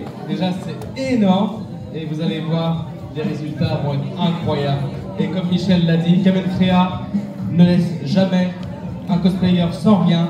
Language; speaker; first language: French; native; French